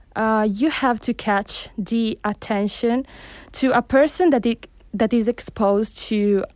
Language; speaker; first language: English; early bilingual, heritage; Spanish